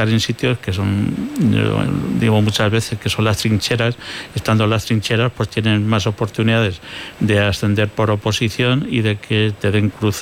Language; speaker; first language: Spanish; native; Spanish